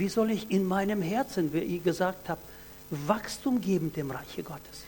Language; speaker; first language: German; non-native, fluent; Russian